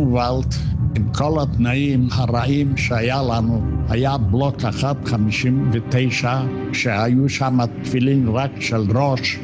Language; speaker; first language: Hebrew; non-native, fluent; Yiddish